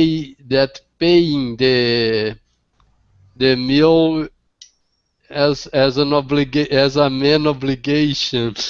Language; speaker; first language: English; non-native, learner; Portuguese